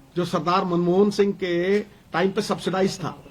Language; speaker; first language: Hindi; non-native, local second language; Punjabi